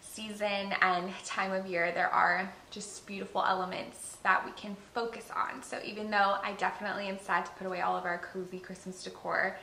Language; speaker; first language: English; native; English